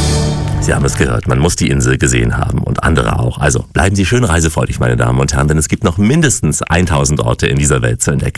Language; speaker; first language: German; native; German